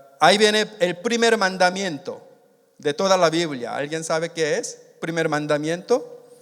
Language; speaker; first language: Spanish; non-native, fluent; Korean